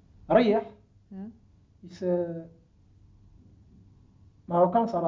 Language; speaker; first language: Dutch; non-native, learner; Arabic